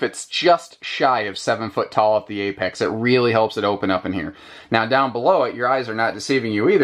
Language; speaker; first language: English; native; English